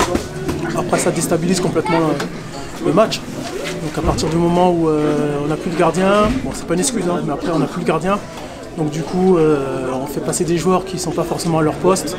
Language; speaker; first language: French; native; French